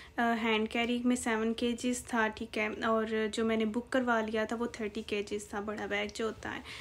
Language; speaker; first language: Urdu; native; Urdu